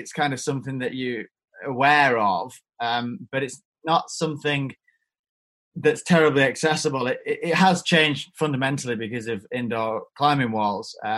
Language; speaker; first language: English; native; English